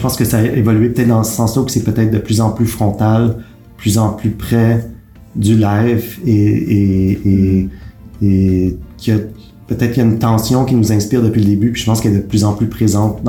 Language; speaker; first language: French; native; French